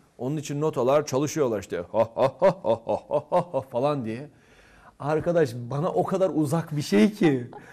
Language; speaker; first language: Turkish; non-native, local second language; Kurdish